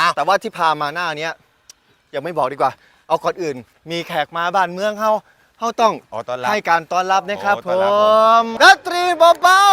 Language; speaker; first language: Thai; native; Thai